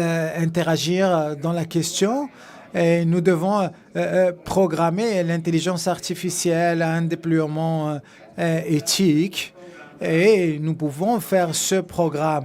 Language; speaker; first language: French; non-native, fluent; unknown